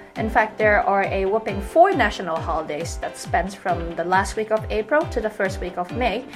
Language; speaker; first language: English; native; English